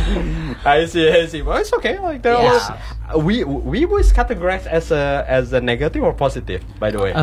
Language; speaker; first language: English; non-native, fluent; Indonesian